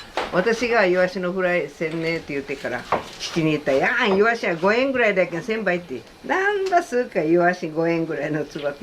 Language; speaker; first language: Japanese; native; Japanese